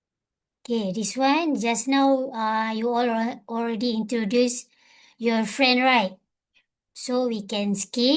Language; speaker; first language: English; non-native, local second language; Malay